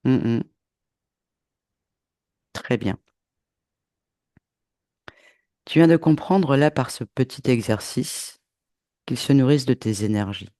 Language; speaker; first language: French; native; French